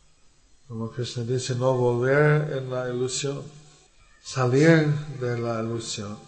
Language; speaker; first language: Spanish; non-native, learner; English